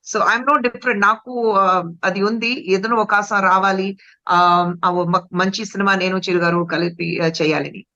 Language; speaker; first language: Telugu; non-native, fluent; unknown